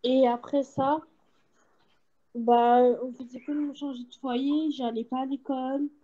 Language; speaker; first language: French; early bilingual, other home language; Portuguese